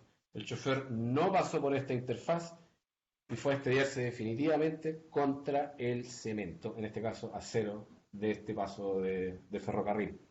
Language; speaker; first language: Spanish; native; Spanish